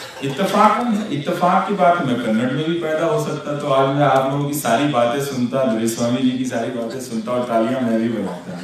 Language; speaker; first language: Hindi; non-native, local second language; Bhojpuri